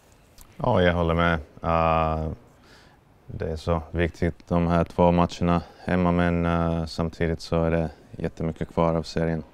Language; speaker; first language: Swedish; non-native, fluent; Finnish